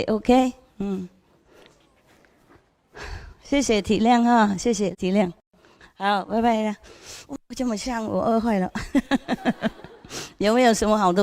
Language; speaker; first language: Chinese; non-native, fluent; Vietnamese